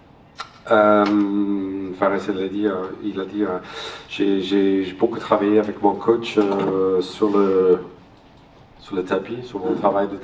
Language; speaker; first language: French; non-native, learner; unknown